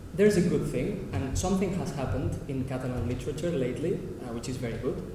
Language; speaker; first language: English; non-native, fluent; Catalan